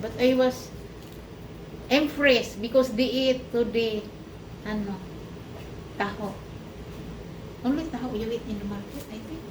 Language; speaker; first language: English; non-native, learner; Filipino